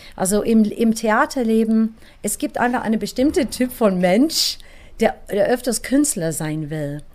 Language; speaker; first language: German; non-native, fluent; English